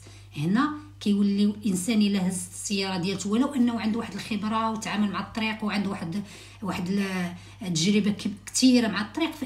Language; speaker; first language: Arabic; native; Arabic